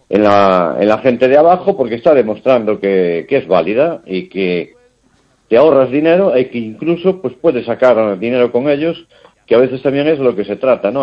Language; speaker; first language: Spanish; native; Spanish